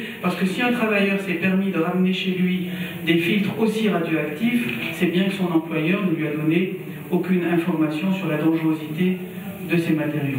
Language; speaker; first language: French; native; French